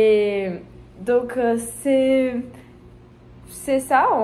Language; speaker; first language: French; non-native, learner; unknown